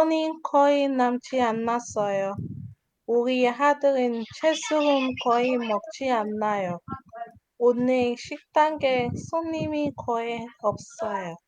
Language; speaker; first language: Korean; non-native, learner; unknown